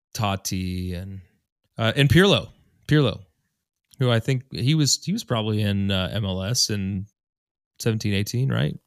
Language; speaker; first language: English; native; English